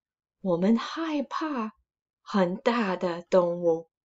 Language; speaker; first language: Chinese; non-native, fluent; English